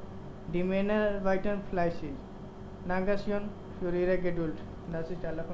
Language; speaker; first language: German; non-native, learner; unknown